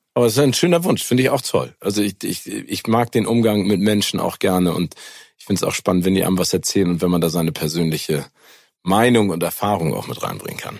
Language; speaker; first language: German; native; German